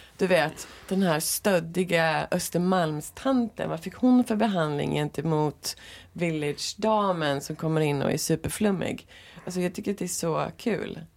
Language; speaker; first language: Swedish; native; Swedish